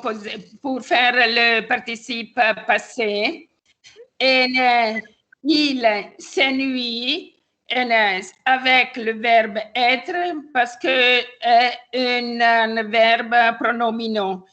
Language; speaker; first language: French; non-native, learner; Italian